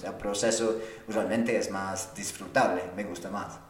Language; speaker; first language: Spanish; non-native, fluent; English